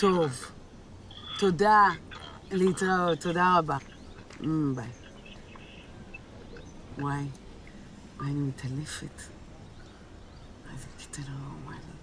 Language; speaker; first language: Hebrew; native; Hebrew